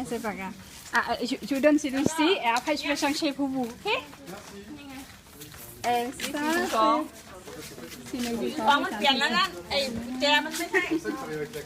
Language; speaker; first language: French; non-native, learner; Thai